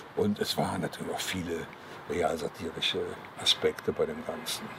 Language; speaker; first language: German; native; German